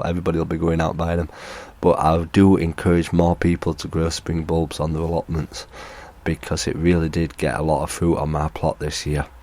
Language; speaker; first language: English; native; English